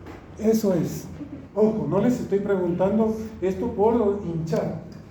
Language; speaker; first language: Spanish; native; Spanish